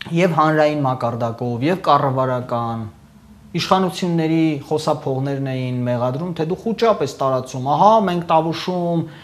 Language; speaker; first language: Armenian; native; Armenian